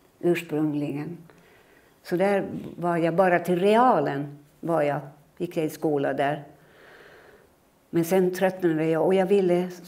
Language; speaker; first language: Swedish; early bilingual, other home language; Finnish